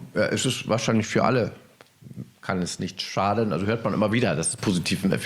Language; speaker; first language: German; native; German